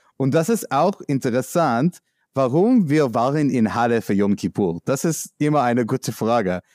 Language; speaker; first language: German; non-native, learner; English